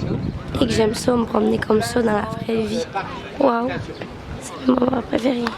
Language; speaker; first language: French; native; French